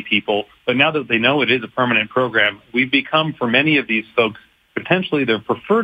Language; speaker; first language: English; native; English